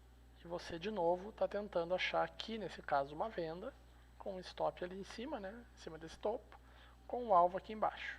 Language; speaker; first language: Portuguese; native; Portuguese